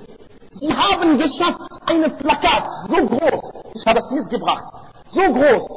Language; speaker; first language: German; non-native, fluent; Arabic